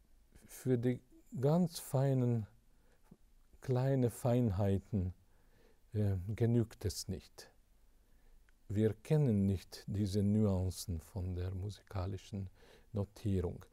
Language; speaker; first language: German; non-native, fluent; Hungarian